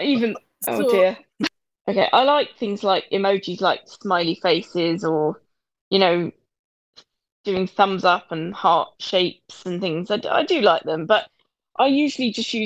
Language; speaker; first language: English; native; English